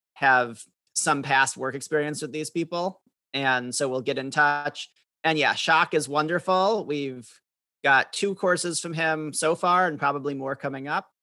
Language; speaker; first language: English; native; English